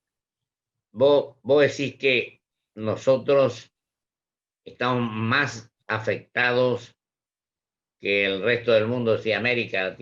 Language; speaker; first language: Spanish; native; Spanish